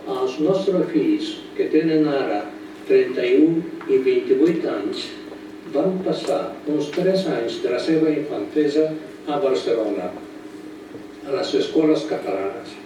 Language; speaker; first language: Catalan; non-native, fluent; Japanese